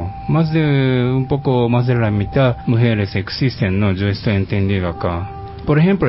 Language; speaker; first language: Spanish; non-native, fluent; Japanese